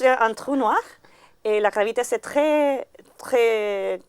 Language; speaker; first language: French; non-native, learner; Spanish